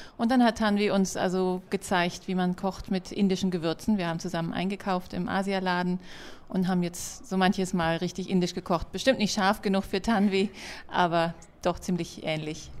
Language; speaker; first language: German; native; German